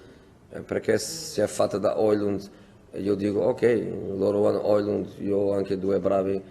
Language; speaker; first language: Italian; non-native, fluent; Portuguese